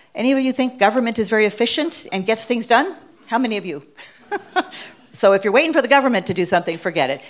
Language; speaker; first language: English; native; English